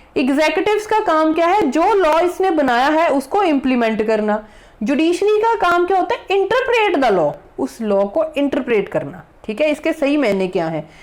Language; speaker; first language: Hindi; non-native, local second language; Punjabi